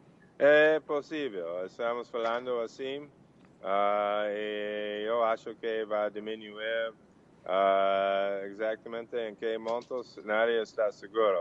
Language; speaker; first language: Portuguese; non-native, learner; English